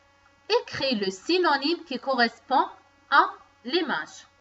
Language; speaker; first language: French; non-native, local second language; Arabic